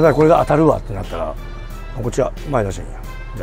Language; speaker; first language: Japanese; native; Japanese